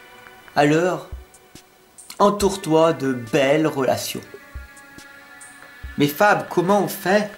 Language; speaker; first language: French; native; French